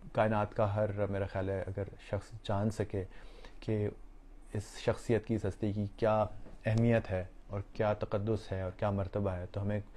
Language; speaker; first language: Urdu; native; Urdu